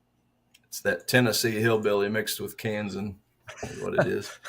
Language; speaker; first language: English; native; English